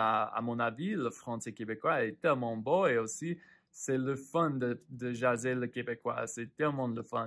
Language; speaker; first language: French; non-native, fluent; English